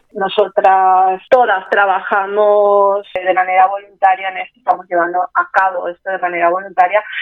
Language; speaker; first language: Spanish; native; Spanish